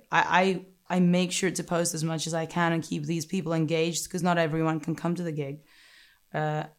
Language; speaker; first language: English; non-native, fluent; Greek